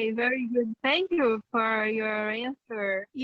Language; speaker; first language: English; non-native, fluent; Portuguese